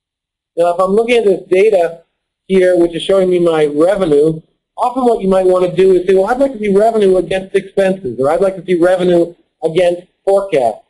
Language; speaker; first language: English; native; English